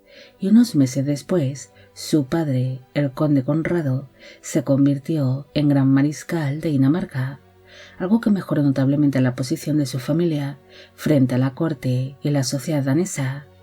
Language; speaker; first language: Spanish; native; Spanish